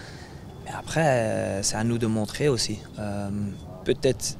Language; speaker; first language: French; non-native, fluent; Dutch